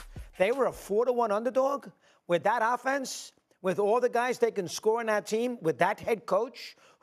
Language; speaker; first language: English; native; English